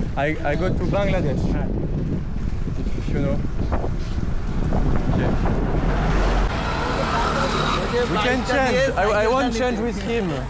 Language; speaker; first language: English; non-native, learner; French